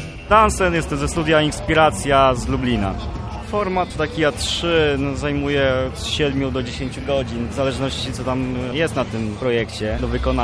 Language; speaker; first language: Polish; native; Polish